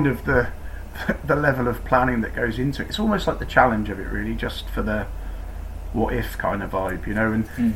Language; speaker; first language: English; native; English